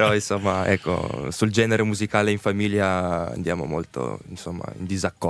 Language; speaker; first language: Italian; early bilingual, other home language; Russian